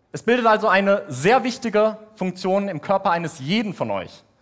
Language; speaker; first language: German; native; German